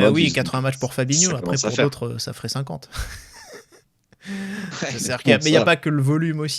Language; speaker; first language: French; native; French